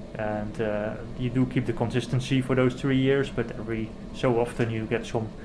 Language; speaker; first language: English; non-native, fluent; Dutch